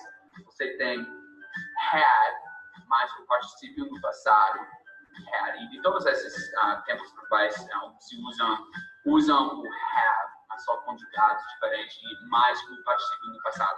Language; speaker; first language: Portuguese; non-native, fluent; English